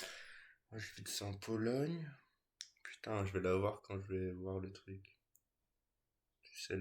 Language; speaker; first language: French; native; French